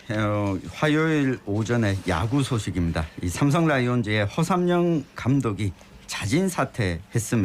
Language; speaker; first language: Korean; native; Korean